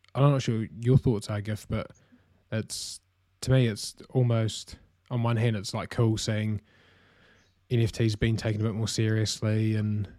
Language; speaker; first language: English; native; English